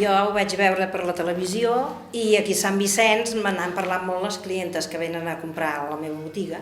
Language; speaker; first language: Catalan; non-native, local second language; Spanish